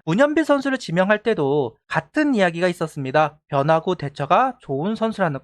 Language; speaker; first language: Korean; native; Korean